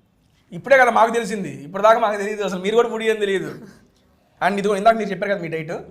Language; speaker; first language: Telugu; native; Telugu